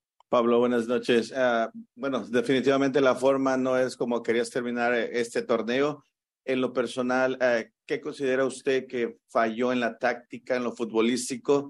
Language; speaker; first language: Spanish; native; Spanish